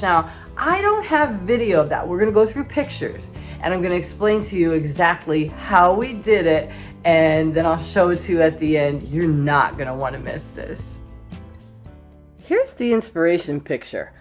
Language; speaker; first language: English; native; English